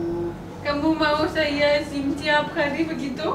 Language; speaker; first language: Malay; non-native, learner; Russian